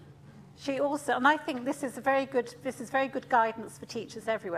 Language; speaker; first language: English; native; English